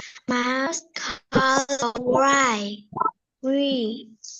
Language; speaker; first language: English; non-native, learner; Vietnamese